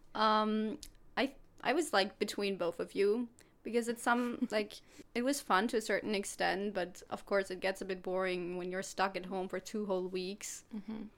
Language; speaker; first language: English; non-native, fluent; German